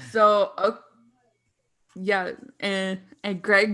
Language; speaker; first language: English; native; English